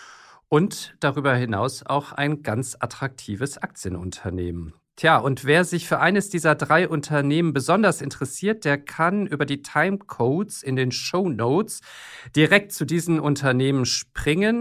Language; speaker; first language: German; native; German